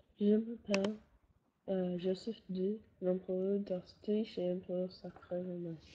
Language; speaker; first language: French; non-native, learner; English